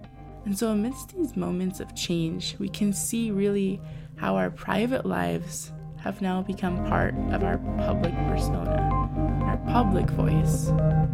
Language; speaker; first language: English; native; English